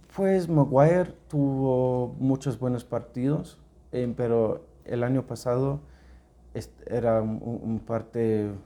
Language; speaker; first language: Spanish; non-native, fluent; English